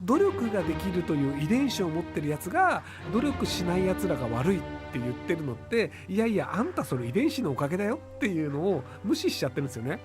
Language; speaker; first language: Japanese; native; Japanese